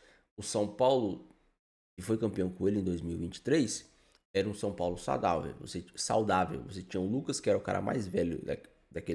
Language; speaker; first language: Portuguese; native; Portuguese